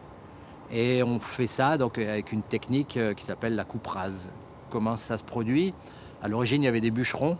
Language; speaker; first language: French; native; French